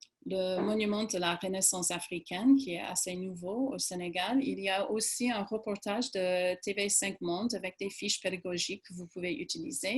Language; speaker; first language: French; non-native, fluent; English